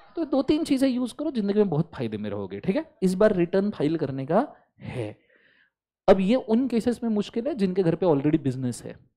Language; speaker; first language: Hindi; non-native, local second language; Marathi